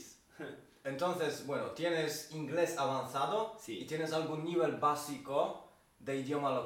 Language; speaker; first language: Spanish; non-native, fluent; Polish